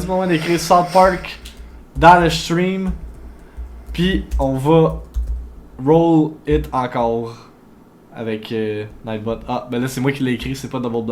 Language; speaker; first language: French; native; French